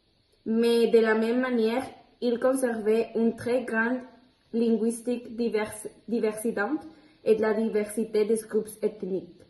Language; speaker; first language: French; non-native, learner; Spanish